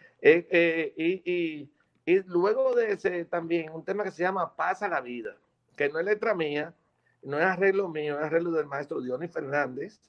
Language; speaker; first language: Spanish; native; Spanish